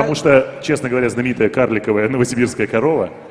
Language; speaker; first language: Russian; native; Russian